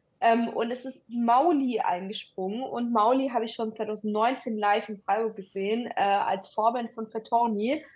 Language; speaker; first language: German; early bilingual, other home language; Italian